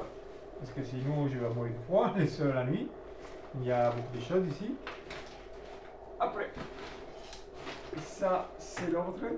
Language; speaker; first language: French; non-native, learner; Italian